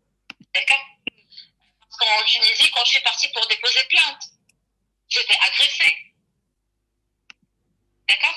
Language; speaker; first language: French; non-native, local second language; Arabic